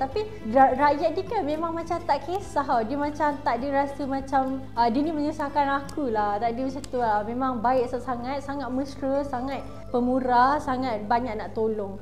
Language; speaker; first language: Malay; native; Malay